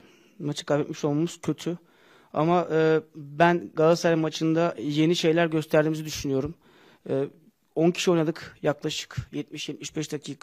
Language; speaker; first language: Turkish; non-native, fluent; Croatian